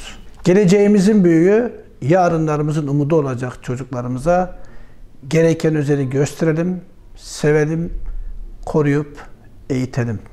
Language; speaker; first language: Turkish; native; Turkish